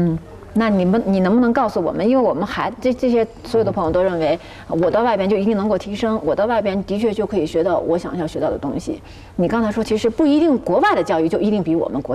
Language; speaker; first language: Chinese; native; Chinese